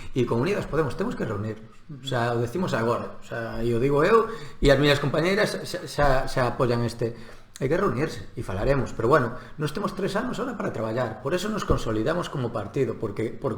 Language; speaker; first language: Galician; non-native, local second language; Spanish